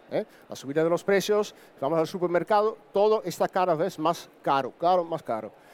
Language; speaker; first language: Spanish; non-native, fluent; Dutch